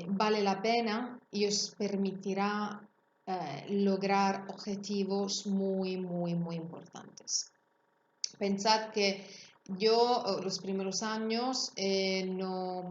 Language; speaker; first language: Spanish; non-native, fluent; Italian